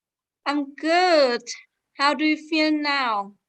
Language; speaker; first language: English; non-native, fluent; Vietnamese